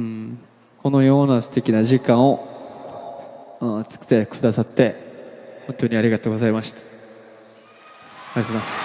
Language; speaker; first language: Japanese; non-native, learner; Korean